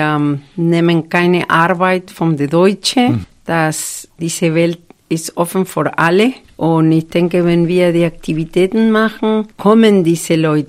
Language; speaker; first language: German; non-native, fluent; Spanish